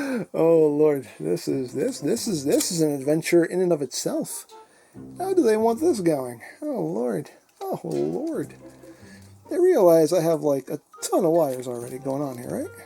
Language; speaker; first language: English; native; English